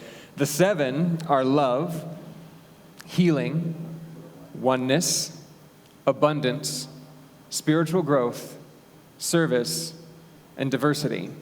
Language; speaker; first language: English; native; English